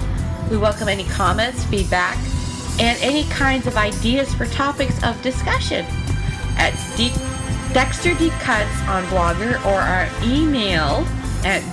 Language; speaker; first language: English; native; English